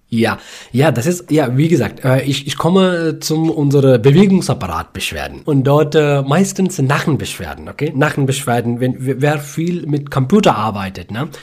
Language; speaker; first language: German; non-native, learner; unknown